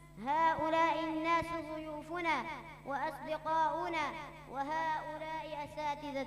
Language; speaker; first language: Arabic; non-native, learner; Pashto